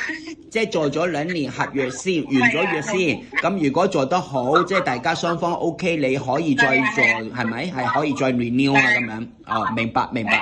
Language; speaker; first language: Cantonese; native; Cantonese